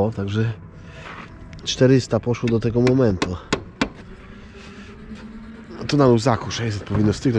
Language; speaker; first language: Polish; native; Polish